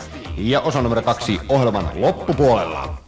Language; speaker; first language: Finnish; native; Finnish